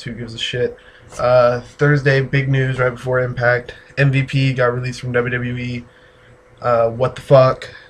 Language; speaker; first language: English; native; English